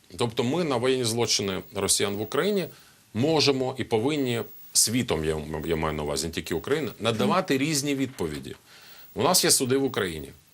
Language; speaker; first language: Ukrainian; non-native, local second language; Russian